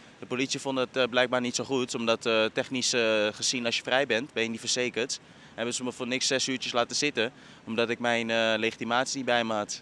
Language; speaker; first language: Dutch; early bilingual, other home language; Arabic